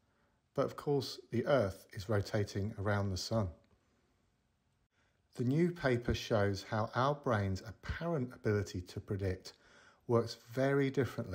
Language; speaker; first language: English; native; English